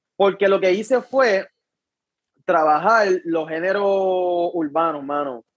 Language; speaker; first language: Spanish; native; Spanish